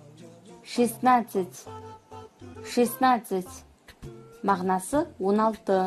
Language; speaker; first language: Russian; non-native, fluent; Kazakh